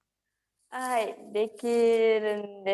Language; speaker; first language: Japanese; non-native, learner; Indonesian